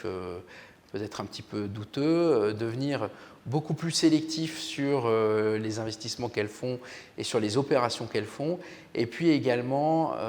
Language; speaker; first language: French; native; French